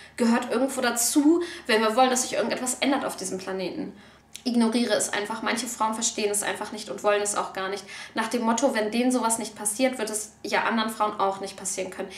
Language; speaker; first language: German; early bilingual, other home language; Turkish